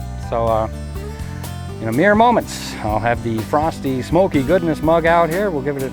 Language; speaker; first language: English; native; English